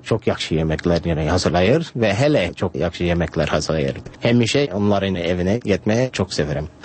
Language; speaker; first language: Azerbaijani; non-native, fluent; English